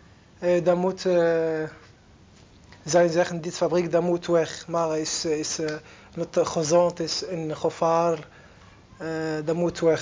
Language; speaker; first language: Dutch; non-native, learner; Arabic